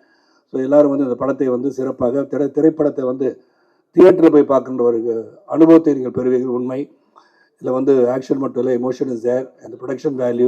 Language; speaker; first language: Tamil; native; Tamil